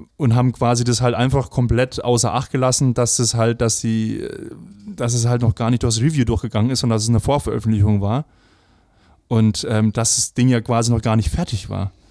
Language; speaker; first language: German; native; German